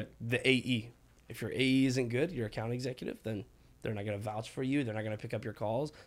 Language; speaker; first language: English; early bilingual, other home language; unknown